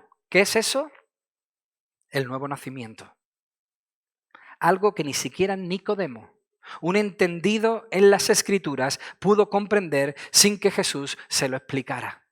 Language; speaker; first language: Spanish; native; Spanish